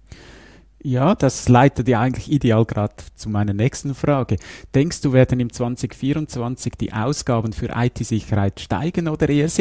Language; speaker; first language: German; native; German